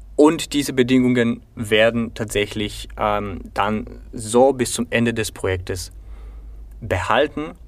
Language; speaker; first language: German; non-native, fluent; Bulgarian